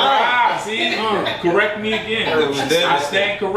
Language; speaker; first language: English; native; English